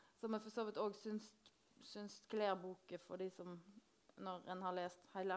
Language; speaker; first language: Norwegian; native; Norwegian